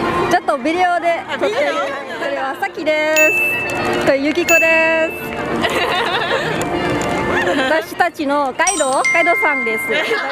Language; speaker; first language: Japanese; non-native, learner; Lao